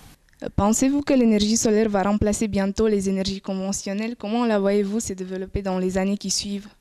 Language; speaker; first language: French; non-native, learner; Romanian